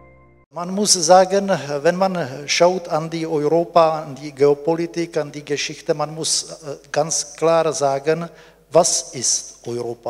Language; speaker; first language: German; non-native, fluent; Czech